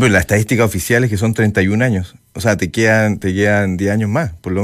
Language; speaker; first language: Spanish; native; Spanish